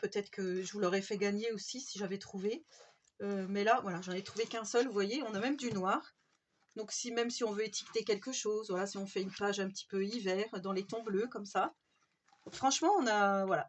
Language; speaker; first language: French; native; French